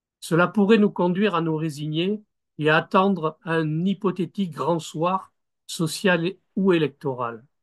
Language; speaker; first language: French; native; French